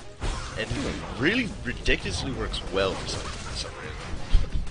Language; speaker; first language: English; native; English